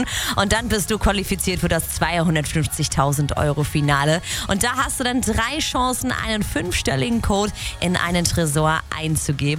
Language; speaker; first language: German; native; German